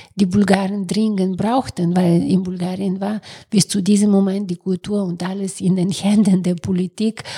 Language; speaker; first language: German; non-native, fluent; Bulgarian